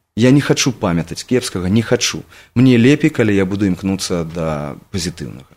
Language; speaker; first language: Belarusian; non-native, local second language; Russian